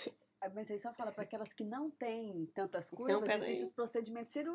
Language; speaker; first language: Portuguese; native; Portuguese